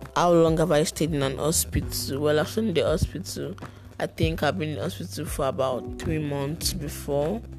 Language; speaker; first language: English; non-native, local second language; Yoruba